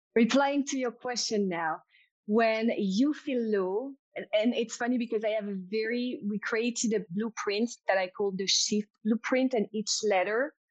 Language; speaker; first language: English; non-native, fluent; French